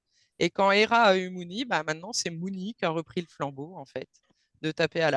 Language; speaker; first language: French; native; French